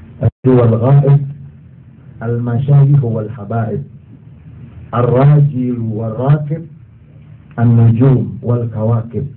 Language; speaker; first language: Arabic; non-native, fluent; Indonesian